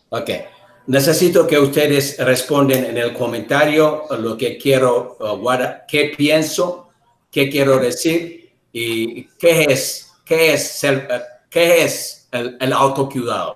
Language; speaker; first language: Spanish; non-native, learner; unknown